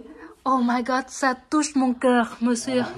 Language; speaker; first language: French; non-native, learner; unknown